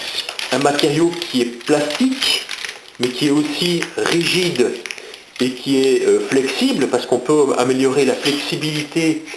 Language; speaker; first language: French; native; French